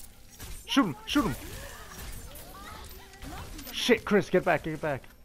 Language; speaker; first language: English; native; English